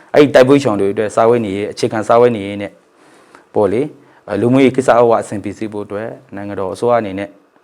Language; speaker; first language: Burmese; non-native, local second language; Hakha Chin